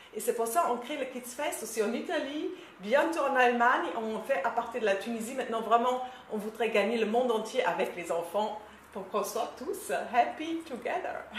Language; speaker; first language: French; non-native, fluent; German